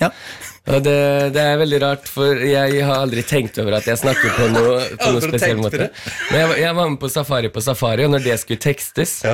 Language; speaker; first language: Norwegian; early bilingual, heritage; Norwegian